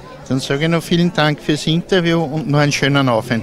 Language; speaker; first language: German; native; German